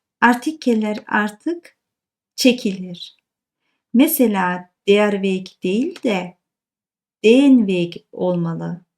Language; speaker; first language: Turkish; native; Turkish